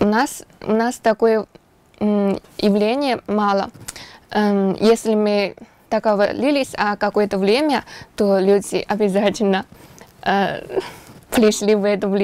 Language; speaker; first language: Russian; non-native, learner; Chinese